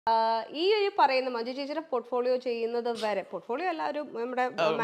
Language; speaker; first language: Malayalam; native; Malayalam